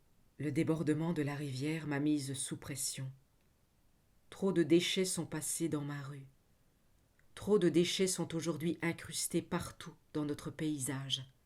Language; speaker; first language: French; native; French